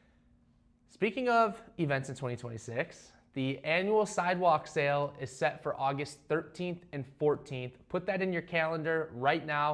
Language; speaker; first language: English; native; English